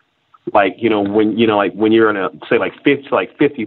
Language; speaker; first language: English; native; English